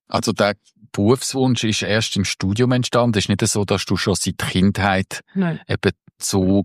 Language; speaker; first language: German; native; German